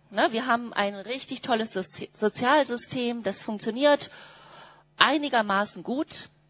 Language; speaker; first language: German; native; German